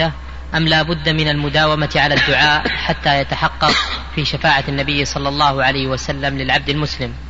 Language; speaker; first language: Arabic; native; Arabic